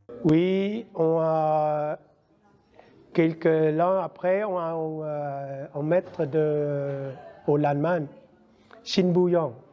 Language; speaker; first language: French; non-native, learner; Vietnamese